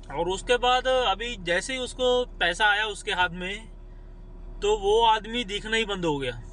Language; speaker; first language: Hindi; non-native, local second language; Punjabi